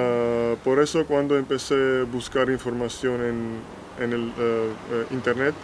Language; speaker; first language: Spanish; non-native, fluent; Georgian